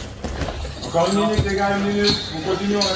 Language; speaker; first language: French; native; French